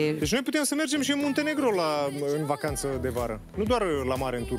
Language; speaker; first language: Romanian; native; Romanian